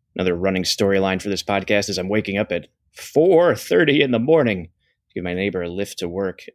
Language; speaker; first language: English; native; English